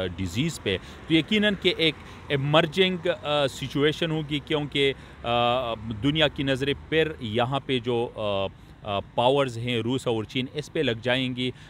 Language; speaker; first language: Urdu; non-native, local second language; Pashto